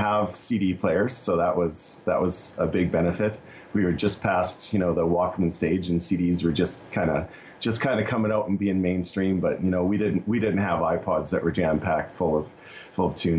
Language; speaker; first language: English; native; English